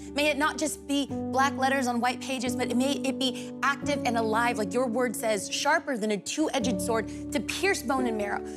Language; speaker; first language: English; native; English